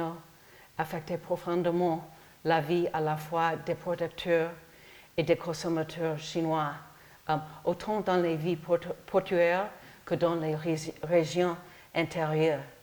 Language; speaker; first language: French; non-native, learner; English